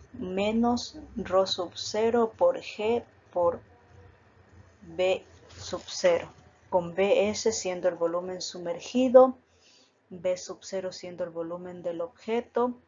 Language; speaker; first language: Spanish; native; Spanish